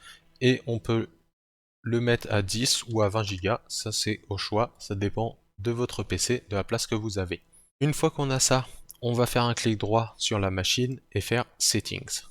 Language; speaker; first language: French; native; French